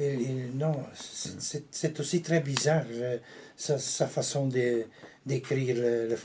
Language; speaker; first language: French; non-native, local second language; Dutch